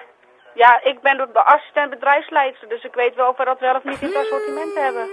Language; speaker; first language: Dutch; native; Dutch